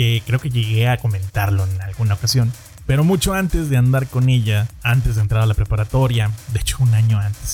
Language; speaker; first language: Spanish; native; Spanish